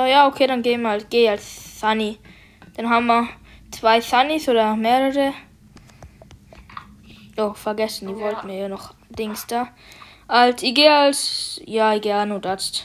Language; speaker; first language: German; native; German